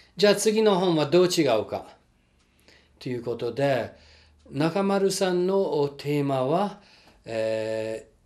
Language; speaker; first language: Japanese; non-native, fluent; English